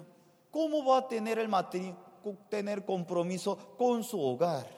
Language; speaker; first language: Spanish; non-native, fluent; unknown